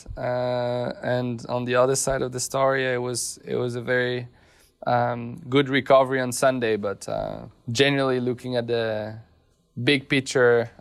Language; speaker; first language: English; non-native, fluent; French